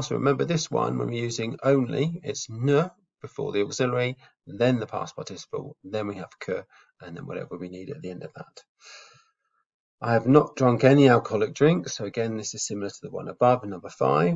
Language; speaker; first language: English; native; English